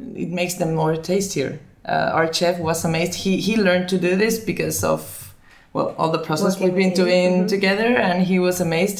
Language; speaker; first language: English; early bilingual, other home language; Finnish